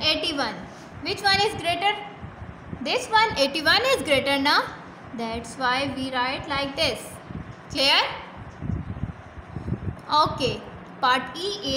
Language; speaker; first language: English; non-native, fluent; Urdu